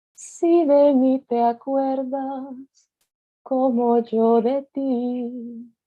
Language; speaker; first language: Spanish; early bilingual, other home language; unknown